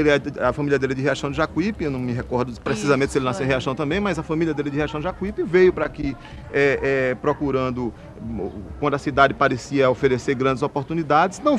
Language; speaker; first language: Portuguese; native; Portuguese